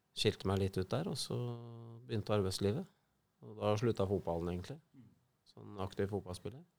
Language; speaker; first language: Norwegian; native; Norwegian